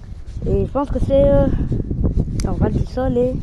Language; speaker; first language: French; native; French